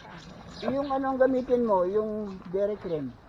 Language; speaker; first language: Filipino; native; Filipino